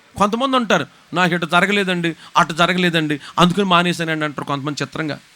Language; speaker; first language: Telugu; native; Telugu